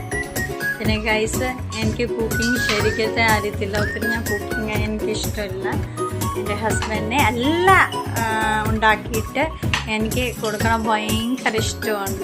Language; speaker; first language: Malayalam; non-native, learner; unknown